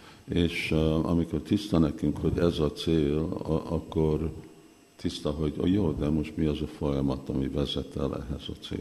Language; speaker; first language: Hungarian; non-native, learner; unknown